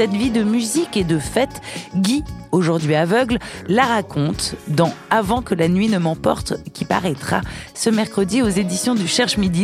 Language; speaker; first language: French; native; French